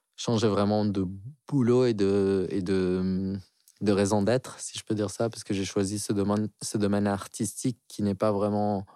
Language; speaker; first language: French; non-native, local second language; Arabic